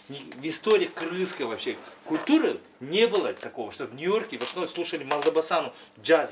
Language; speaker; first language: Russian; non-native, local second language; Kyrgyz